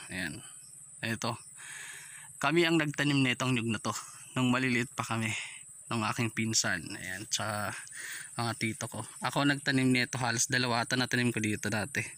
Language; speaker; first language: Filipino; non-native, local second language; Waray